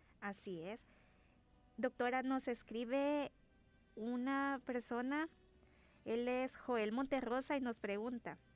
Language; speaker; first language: Spanish; native; Spanish